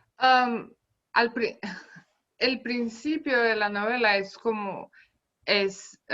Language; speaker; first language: Spanish; non-native, fluent; Romanian